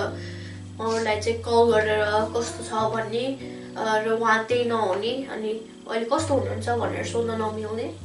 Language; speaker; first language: Nepali; early bilingual, heritage; Nepali